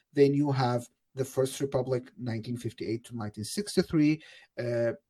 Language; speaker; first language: English; non-native, fluent; Arabic